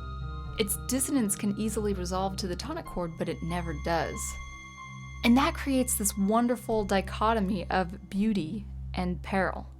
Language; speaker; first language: English; native; English